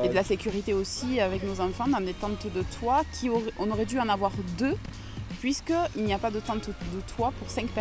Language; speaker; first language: French; native; French